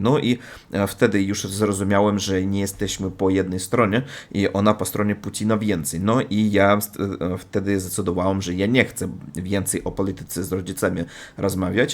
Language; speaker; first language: Polish; non-native, learner; Russian